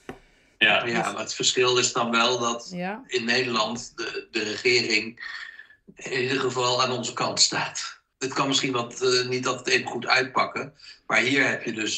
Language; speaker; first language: Dutch; native; Dutch